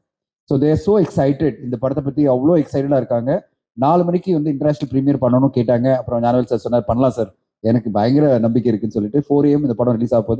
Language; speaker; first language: Tamil; native; Tamil